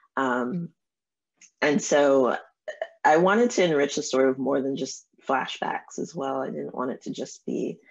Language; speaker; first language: English; native; English